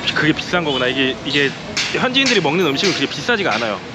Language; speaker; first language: Korean; native; Korean